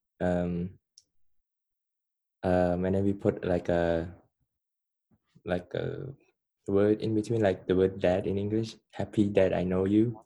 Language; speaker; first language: English; non-native, fluent; Khmer